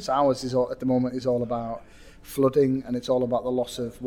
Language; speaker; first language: English; native; English